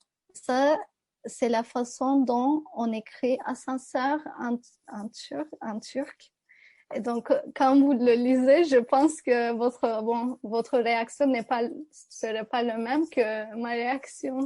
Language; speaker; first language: French; non-native, fluent; Turkish